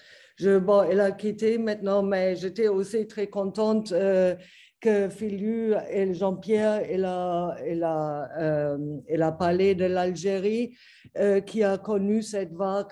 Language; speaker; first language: French; non-native, fluent; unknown